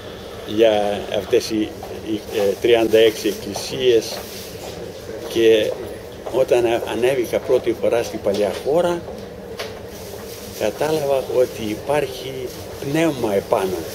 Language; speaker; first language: Greek; non-native, learner; Ukrainian